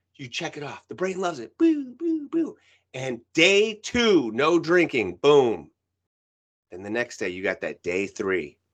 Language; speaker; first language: English; early bilingual, other home language; Spanish